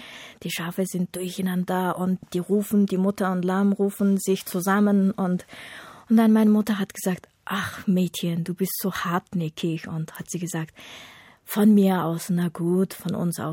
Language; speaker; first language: German; non-native, fluent; Mongolian